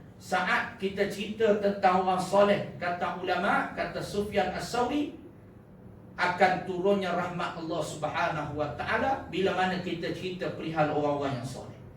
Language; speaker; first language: Malay; native; Malay